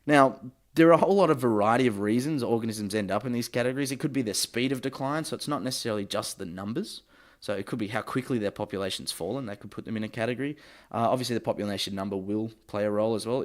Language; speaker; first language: English; native; English